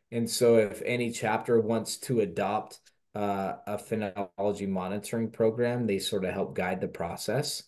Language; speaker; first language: English; native; English